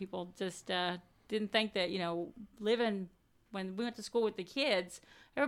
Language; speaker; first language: English; native; English